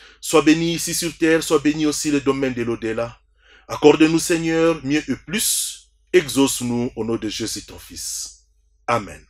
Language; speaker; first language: French; non-native, local second language; Swahili